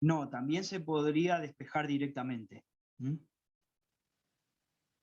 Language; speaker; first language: Spanish; native; Spanish